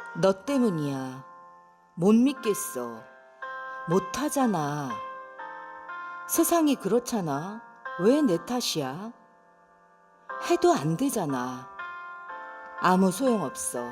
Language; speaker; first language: Korean; native; Korean